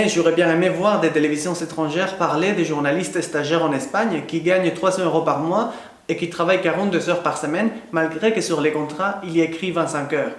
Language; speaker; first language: French; non-native, fluent; Spanish